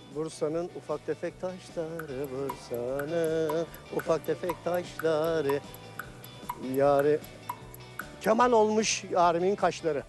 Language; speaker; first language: Turkish; native; Turkish